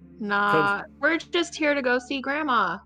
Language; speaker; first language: English; native; English